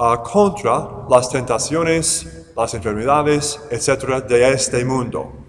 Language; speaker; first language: Spanish; non-native, fluent; English